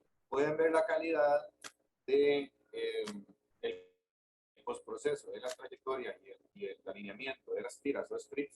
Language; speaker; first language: Spanish; native; Spanish